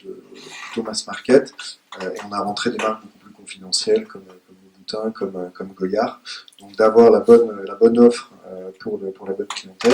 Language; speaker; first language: French; native; French